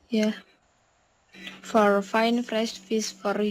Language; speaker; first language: English; non-native, learner; Indonesian